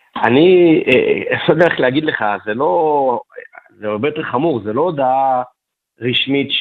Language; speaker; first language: Hebrew; native; Hebrew